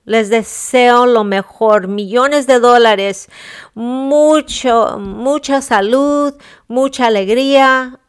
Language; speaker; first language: Spanish; early bilingual, heritage; Spanish